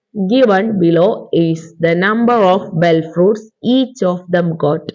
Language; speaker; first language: English; non-native, local second language; Malayalam